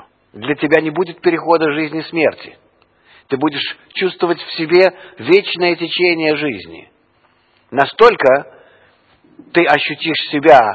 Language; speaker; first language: Russian; non-native, fluent; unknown